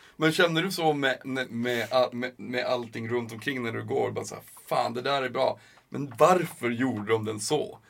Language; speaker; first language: Swedish; native; Swedish